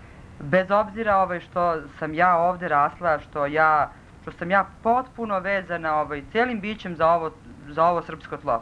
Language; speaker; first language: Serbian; early bilingual, other home language; Russian